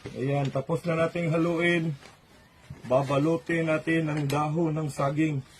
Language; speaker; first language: Filipino; non-native, local second language; Cebuano